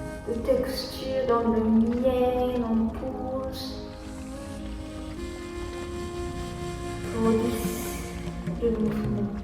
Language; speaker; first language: French; non-native, learner; Japanese